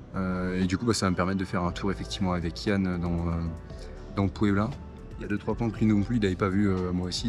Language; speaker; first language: French; native; French